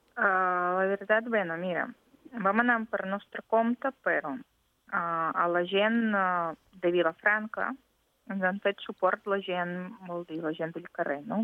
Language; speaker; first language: Catalan; non-native, fluent; Ukrainian